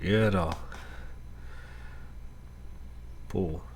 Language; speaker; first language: Swedish; non-native, learner; Dutch